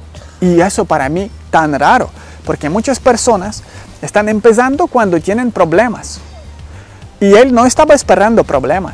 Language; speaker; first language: Spanish; non-native, learner; Ukrainian